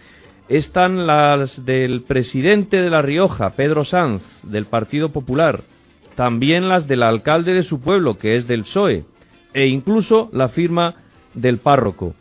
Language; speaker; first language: Spanish; native; Spanish